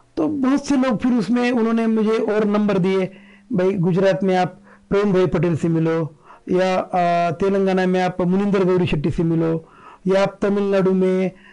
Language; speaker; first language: Hindi; non-native, local second language; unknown